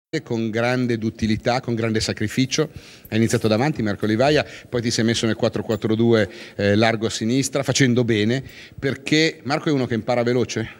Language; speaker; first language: Italian; native; Italian